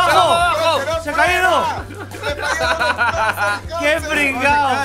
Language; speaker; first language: Spanish; native; Spanish